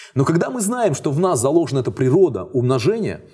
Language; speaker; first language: Russian; native; Russian